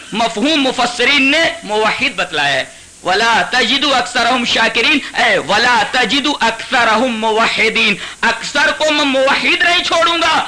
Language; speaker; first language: Urdu; native; Urdu